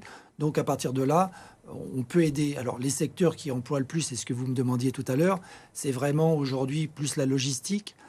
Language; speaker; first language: French; native; French